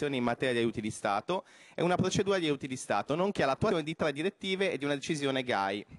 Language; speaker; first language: Italian; native; Italian